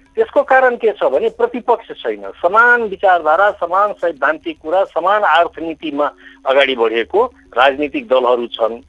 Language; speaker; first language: Nepali; non-native, local second language; Maithili